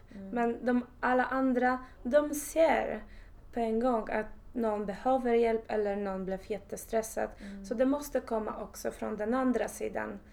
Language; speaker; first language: Swedish; non-native, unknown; Polish